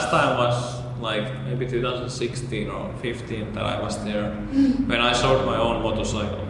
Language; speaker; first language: English; non-native, fluent; Finnish